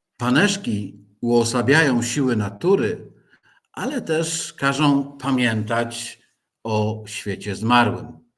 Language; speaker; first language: Polish; native; Polish